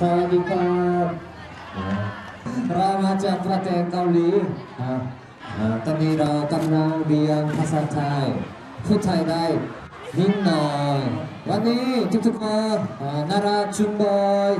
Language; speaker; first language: Thai; non-native, learner; Korean